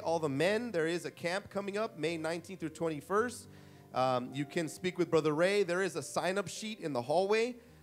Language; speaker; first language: English; early bilingual, other home language; Spanish